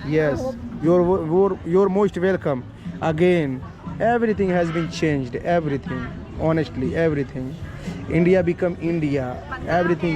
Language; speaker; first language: English; non-native, learner; Hindi